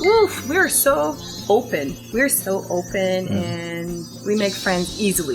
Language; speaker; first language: English; non-native, fluent; Persian